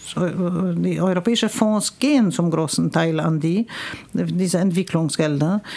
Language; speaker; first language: German; non-native, fluent; Polish